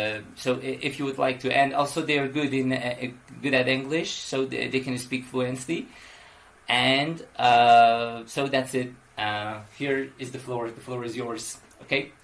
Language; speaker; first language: English; non-native, fluent; Persian